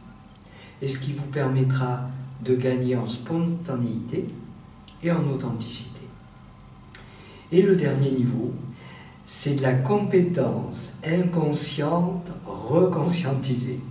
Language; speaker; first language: French; native; French